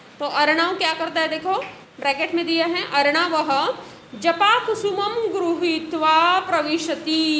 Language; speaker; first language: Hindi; non-native, local second language; Marathi